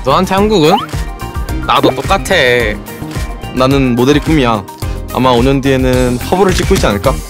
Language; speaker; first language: Korean; early bilingual, other home language; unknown